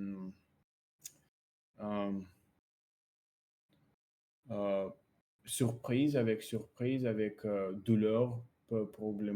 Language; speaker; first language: French; non-native, learner; Russian